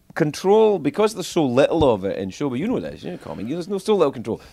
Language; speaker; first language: English; native; English